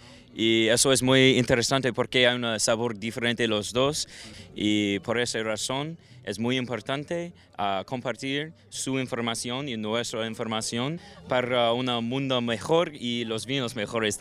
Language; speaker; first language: Spanish; non-native, learner; English